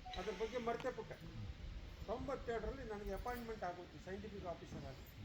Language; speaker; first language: Kannada; native; Kannada